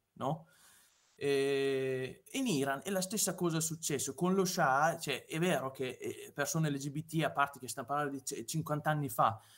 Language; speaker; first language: Italian; non-native, fluent; Persian